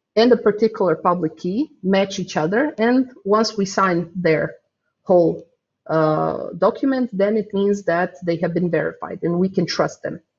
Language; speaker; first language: English; non-native, fluent; Croatian